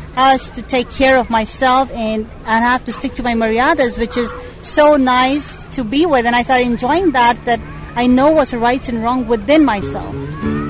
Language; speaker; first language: English; non-native, local second language; Hindi